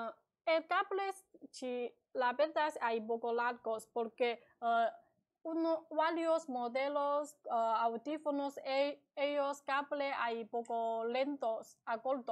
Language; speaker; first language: Spanish; non-native, learner; Chinese